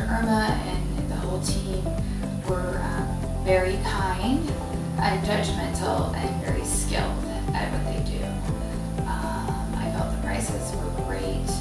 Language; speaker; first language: English; native; English